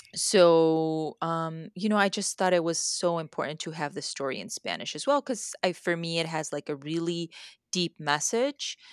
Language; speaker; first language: English; non-native, fluent; Spanish